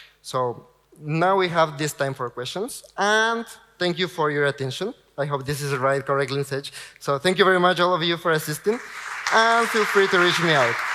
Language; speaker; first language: English; non-native, fluent; Spanish